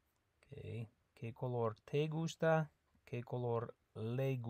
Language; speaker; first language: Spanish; non-native, fluent; English